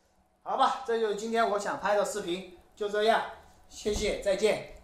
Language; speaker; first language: Chinese; native; Chinese